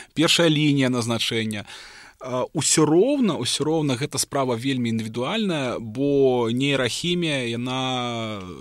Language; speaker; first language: Belarusian; non-native, local second language; Russian